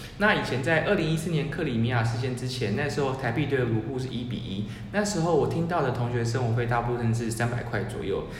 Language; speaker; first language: Chinese; native; Chinese